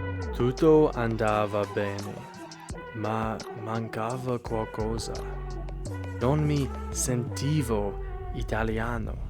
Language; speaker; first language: Italian; non-native, learner; English